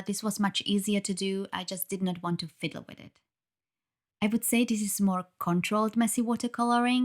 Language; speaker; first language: English; non-native, fluent; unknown